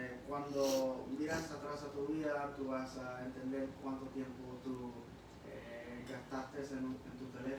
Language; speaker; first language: Spanish; early bilingual, heritage; Spanish